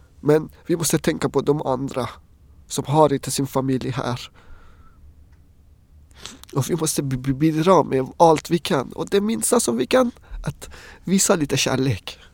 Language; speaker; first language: Swedish; non-native, fluent; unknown